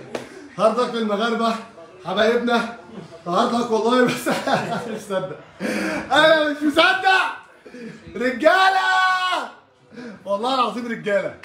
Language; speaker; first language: Arabic; native; Arabic